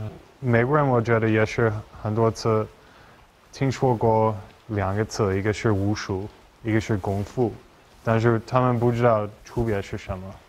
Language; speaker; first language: Chinese; non-native, fluent; English